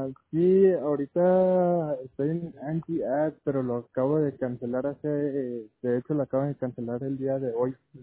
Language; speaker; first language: Spanish; native; Spanish